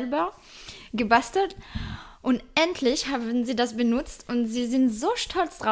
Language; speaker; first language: German; non-native, fluent; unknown